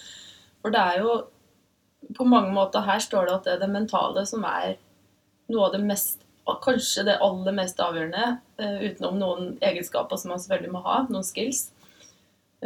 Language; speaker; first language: Norwegian; native; Norwegian